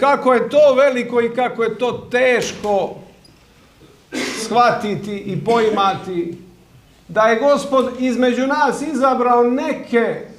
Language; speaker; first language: Croatian; native; Croatian